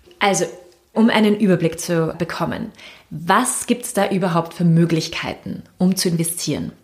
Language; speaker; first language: German; native; German